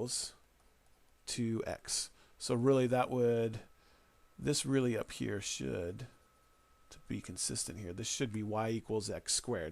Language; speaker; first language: English; native; English